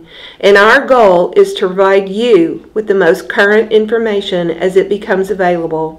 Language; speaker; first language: English; native; English